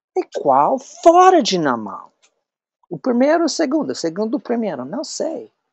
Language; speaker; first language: Portuguese; non-native, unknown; English